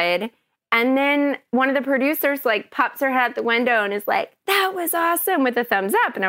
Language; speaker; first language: English; native; English